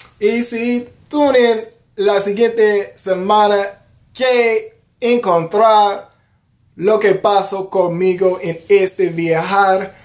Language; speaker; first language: Spanish; non-native, learner; English